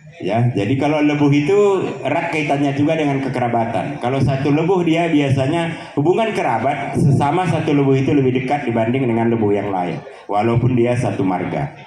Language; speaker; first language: Indonesian; non-native, local second language; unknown